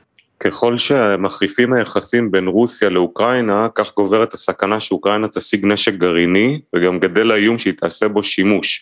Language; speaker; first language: Hebrew; native; Hebrew